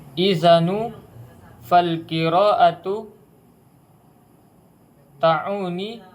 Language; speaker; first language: Arabic; non-native, learner; Indonesian